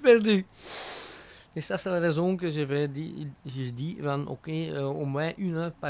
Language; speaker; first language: French; non-native, local second language; Dutch